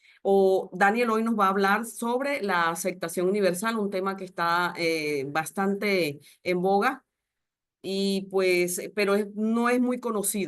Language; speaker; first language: Spanish; native; Spanish